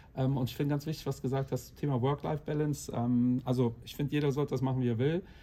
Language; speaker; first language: German; non-native, fluent; Portuguese